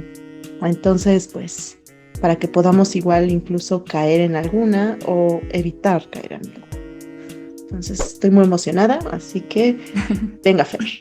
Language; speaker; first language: Spanish; native; Spanish